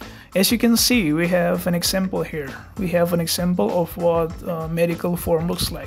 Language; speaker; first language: English; non-native, fluent; Indonesian